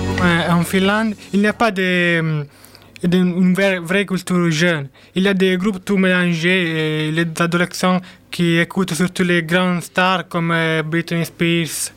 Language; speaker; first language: French; non-native, learner; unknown